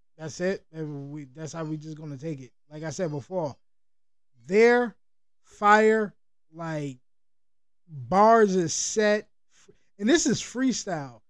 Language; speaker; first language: English; native; English